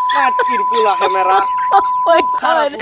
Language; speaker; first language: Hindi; non-native, learner; Bangla